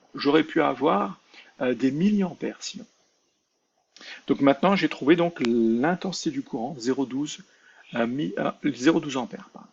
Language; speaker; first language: French; native; French